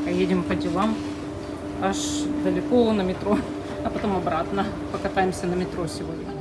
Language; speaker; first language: Russian; native; Russian